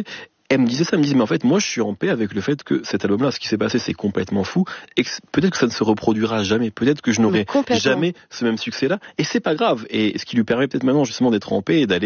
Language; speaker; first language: French; native; French